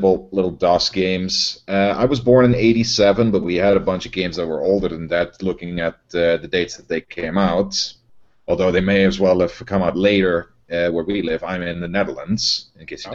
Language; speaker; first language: English; non-native, fluent; Dutch